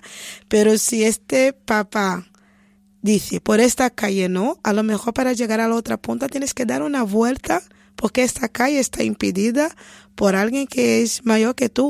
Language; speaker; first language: Spanish; non-native, fluent; Portuguese